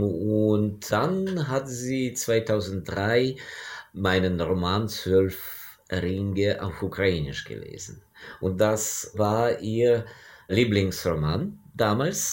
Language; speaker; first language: German; non-native, fluent; Ukrainian